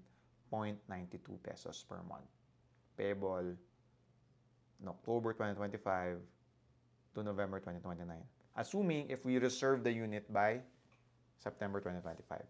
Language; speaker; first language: English; non-native, local second language; Filipino